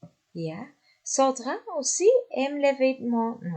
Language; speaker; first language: French; non-native, fluent; Dutch